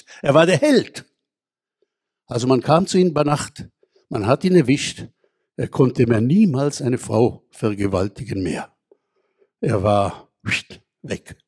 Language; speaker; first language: German; non-native, fluent; Hebrew